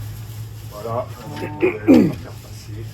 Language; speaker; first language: French; native; French